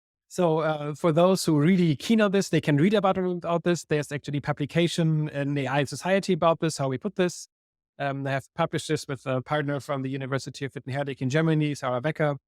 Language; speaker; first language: English; non-native, fluent; German